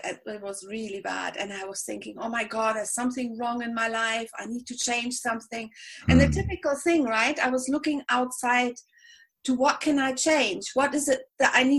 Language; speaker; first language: English; non-native, fluent; German